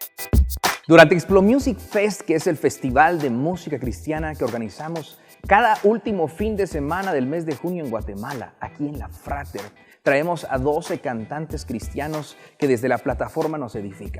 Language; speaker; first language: Spanish; native; Spanish